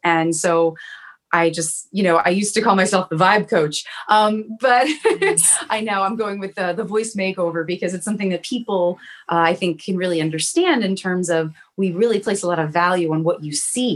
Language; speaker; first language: English; native; English